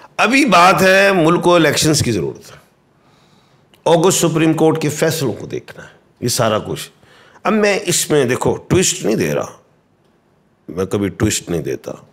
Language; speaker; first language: Urdu; non-native, local second language; Punjabi